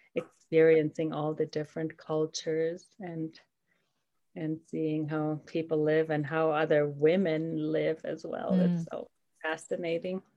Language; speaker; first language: English; non-native, fluent; German